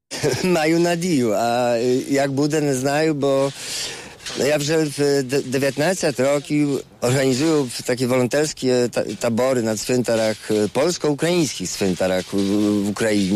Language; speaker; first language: Ukrainian; non-native, fluent; Polish